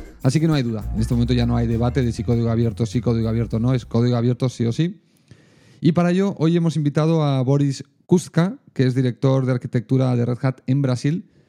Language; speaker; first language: Spanish; native; Spanish